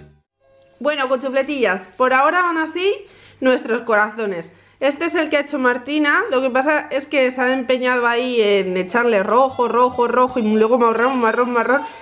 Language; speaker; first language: Spanish; native; Spanish